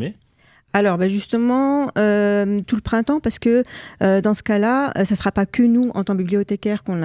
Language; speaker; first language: French; native; French